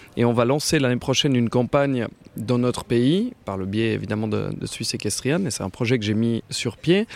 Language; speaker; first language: French; native; French